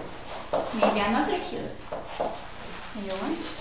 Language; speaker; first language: English; non-native, learner; Russian